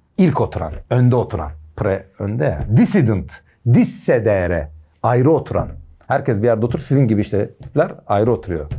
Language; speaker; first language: Turkish; native; Turkish